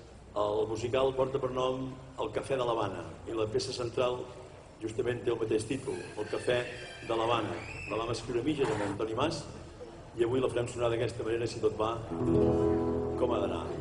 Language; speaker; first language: Catalan; native; Catalan